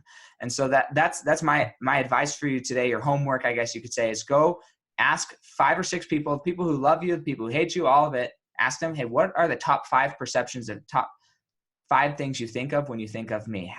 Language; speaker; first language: English; native; English